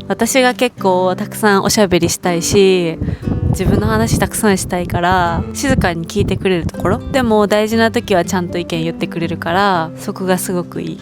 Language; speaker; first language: Japanese; native; Japanese